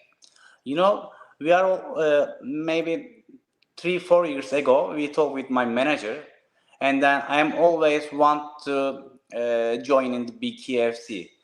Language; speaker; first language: English; non-native, learner; Turkish